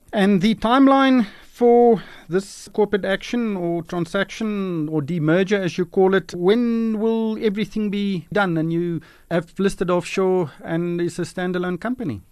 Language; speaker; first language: English; non-native, local second language; Afrikaans